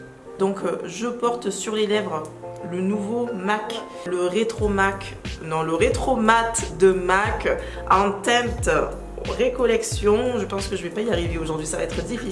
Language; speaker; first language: French; native; French